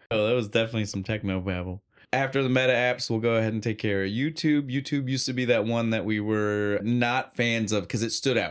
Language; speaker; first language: English; native; English